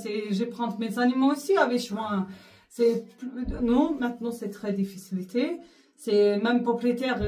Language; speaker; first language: French; non-native, learner; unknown